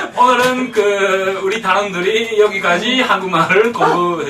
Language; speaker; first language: Korean; non-native, fluent; Japanese